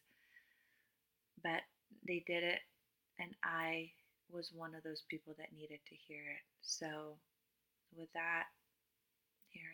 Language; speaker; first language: English; non-native, fluent; Romanian